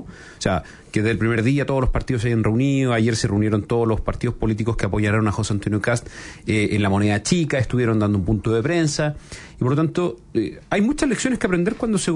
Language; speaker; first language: Spanish; native; Spanish